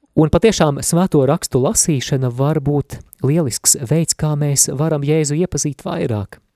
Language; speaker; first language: Latvian; native; Latvian